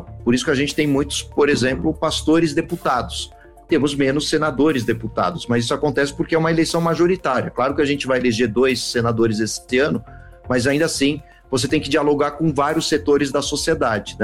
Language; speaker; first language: Portuguese; native; Portuguese